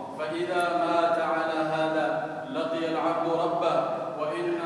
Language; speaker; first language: Arabic; non-native, local second language; Somali